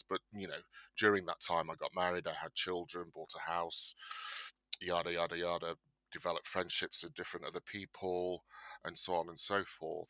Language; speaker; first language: English; native; English